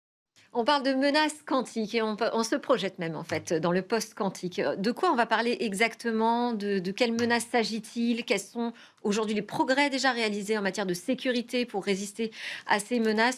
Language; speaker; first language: French; native; French